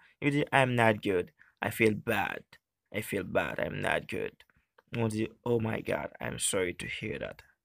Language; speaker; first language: English; non-native, learner; Haitian Creole